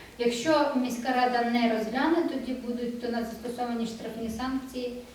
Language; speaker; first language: Ukrainian; native; Ukrainian